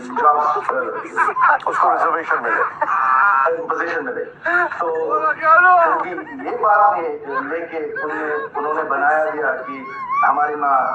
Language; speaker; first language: Hindi; non-native, fluent; Bangla